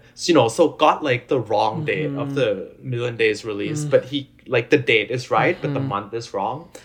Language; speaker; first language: English; non-native, fluent; Thai